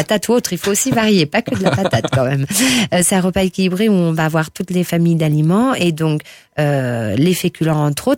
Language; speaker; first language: French; native; French